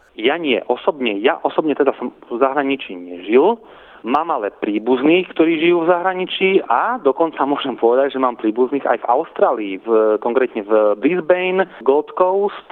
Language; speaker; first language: Slovak; non-native, local second language; Rusyn